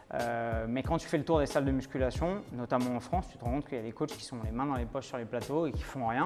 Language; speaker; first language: French; native; French